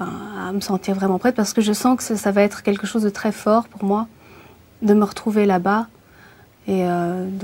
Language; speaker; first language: French; early bilingual, other home language; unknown